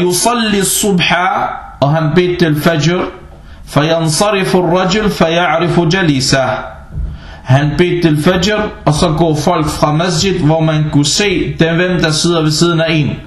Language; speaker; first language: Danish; non-native, fluent; Arabic